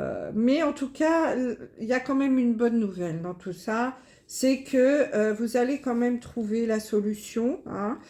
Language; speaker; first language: French; native; French